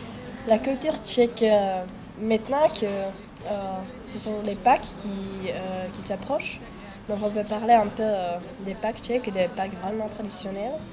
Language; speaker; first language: French; non-native, fluent; Czech